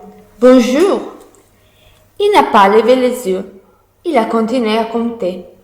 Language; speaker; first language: French; non-native, learner; Italian